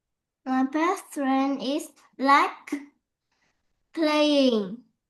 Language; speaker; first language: English; non-native, learner; Vietnamese